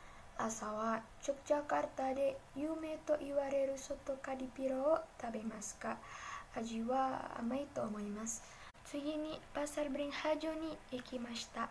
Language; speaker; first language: Japanese; non-native, learner; Indonesian